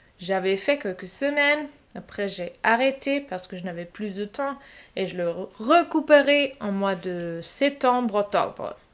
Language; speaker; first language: French; non-native, fluent; German